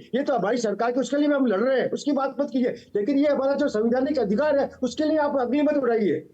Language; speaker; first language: Hindi; non-native, local second language; Rajasthani